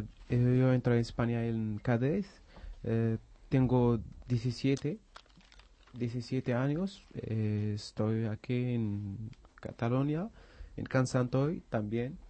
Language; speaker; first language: Spanish; non-native, learner; Arabic